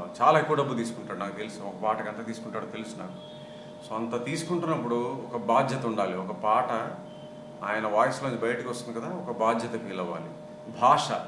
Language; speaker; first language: Telugu; non-native, local second language; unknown